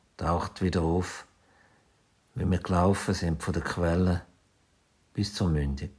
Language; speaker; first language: German; native; German